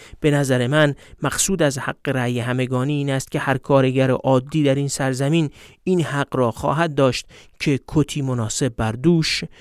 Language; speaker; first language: Persian; native; Persian